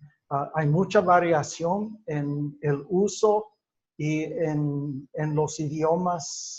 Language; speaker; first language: Spanish; non-native, fluent; English